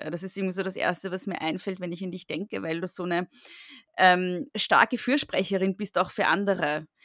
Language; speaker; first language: German; native; German